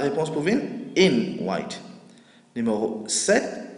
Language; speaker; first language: French; non-native, local second language; Morisyen